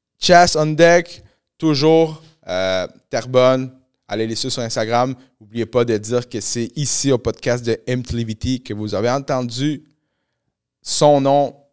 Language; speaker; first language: French; early bilingual, other home language; Spanish